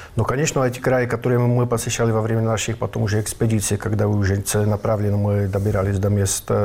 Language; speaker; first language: Russian; non-native, fluent; Czech